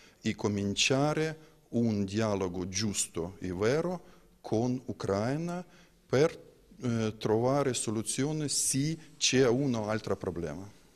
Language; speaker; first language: Italian; non-native, learner; Ukrainian